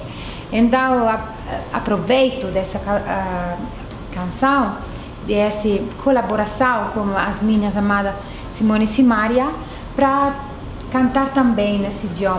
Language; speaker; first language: Portuguese; non-native, fluent; Italian